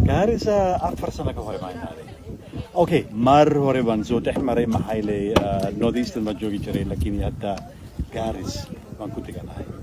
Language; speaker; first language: Somali; non-native, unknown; German